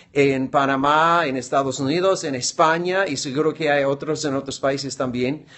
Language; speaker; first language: Spanish; non-native, fluent; English